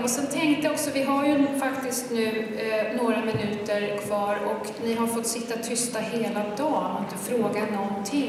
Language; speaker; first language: Swedish; native; Swedish